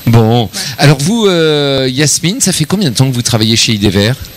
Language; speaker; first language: French; native; French